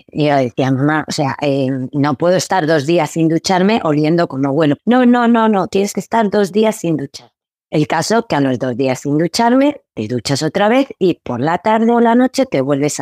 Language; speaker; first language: Spanish; early bilingual, other home language; Arabic